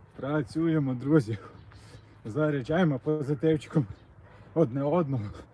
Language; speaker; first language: Ukrainian; non-native, local second language; Russian